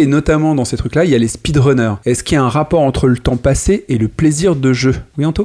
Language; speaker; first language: French; native; French